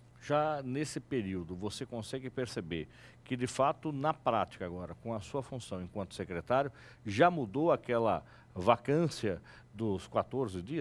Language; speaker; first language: Portuguese; native; Portuguese